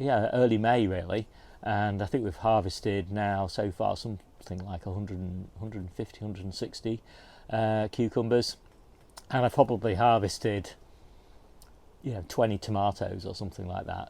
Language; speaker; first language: English; native; English